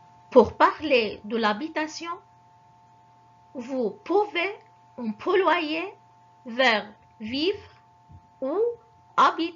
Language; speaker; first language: French; non-native, fluent; Arabic